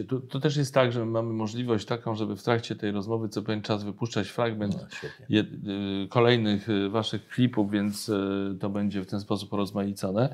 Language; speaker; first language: Polish; native; Polish